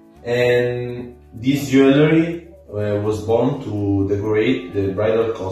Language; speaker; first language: English; non-native, learner; Italian